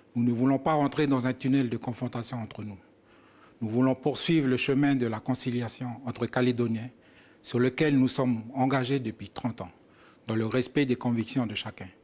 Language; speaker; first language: French; native; French